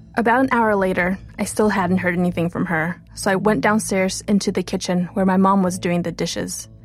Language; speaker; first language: English; early bilingual, other home language; Chinese